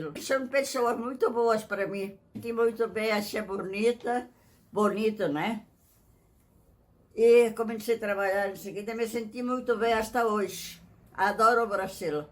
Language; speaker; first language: Portuguese; non-native, learner; Catalan